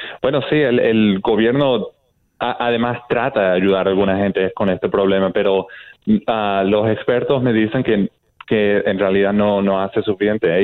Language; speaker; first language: Spanish; non-native, fluent; English